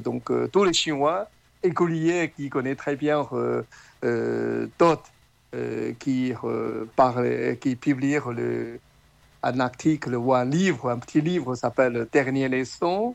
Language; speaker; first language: French; non-native, fluent; Chinese